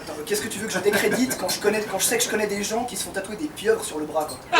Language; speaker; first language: French; native; French